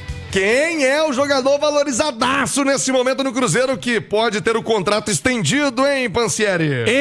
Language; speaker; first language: Portuguese; native; Portuguese